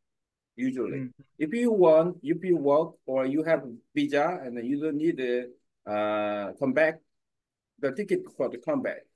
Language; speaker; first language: English; non-native, learner; Korean